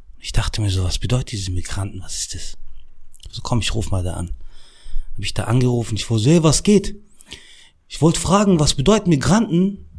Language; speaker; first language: German; early bilingual, other home language; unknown